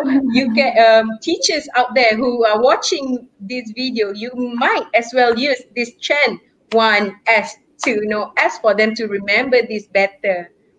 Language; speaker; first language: English; non-native, local second language; Malay